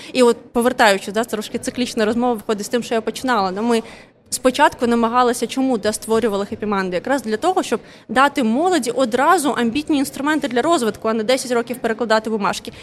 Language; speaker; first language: Ukrainian; non-native, local second language; Russian